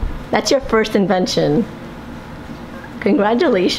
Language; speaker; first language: English; early bilingual, other home language; Spanish